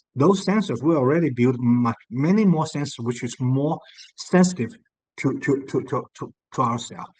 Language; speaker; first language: English; non-native, fluent; Chinese